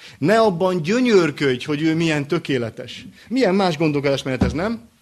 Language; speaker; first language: Hungarian; native; Hungarian